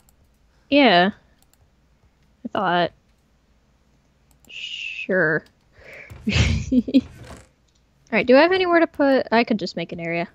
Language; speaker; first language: English; native; English